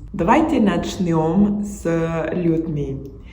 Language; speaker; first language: Russian; non-native, learner; Spanish